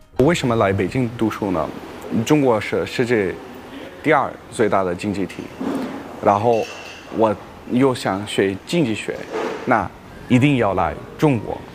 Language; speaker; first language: Chinese; non-native, fluent; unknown